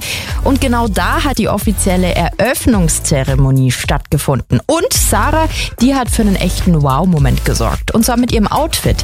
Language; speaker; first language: German; native; German